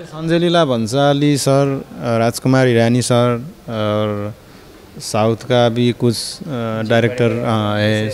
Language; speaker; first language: Hindi; non-native, learner; Nepali